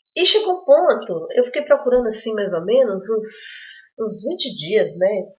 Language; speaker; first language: Portuguese; native; Portuguese